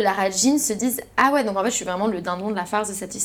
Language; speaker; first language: French; native; French